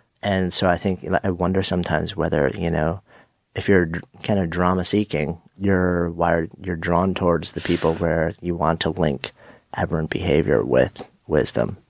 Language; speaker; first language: English; native; English